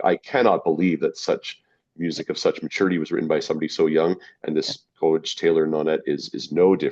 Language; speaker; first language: English; native; English